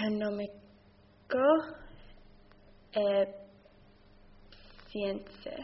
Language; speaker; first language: Italian; non-native, learner; English